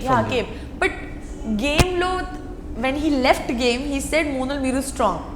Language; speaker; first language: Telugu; non-native, learner; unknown